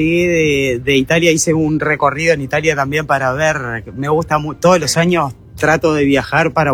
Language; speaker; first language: Spanish; native; Spanish